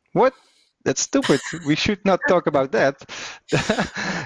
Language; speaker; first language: English; non-native, fluent; Dutch